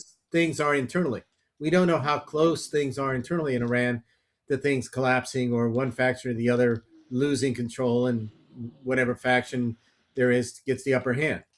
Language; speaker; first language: English; native; English